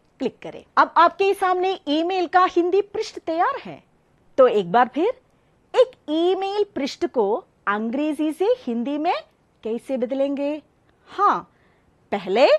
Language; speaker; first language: Hindi; non-native, local second language; Malayalam